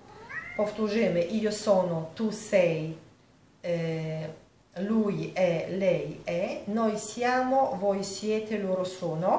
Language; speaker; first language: Italian; non-native, fluent; Polish